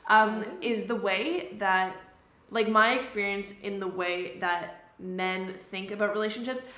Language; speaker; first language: English; native; English